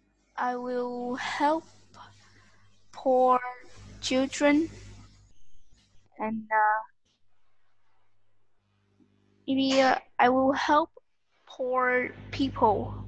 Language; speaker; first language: English; non-native, learner; Vietnamese